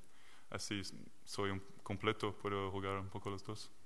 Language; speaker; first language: Spanish; non-native, learner; French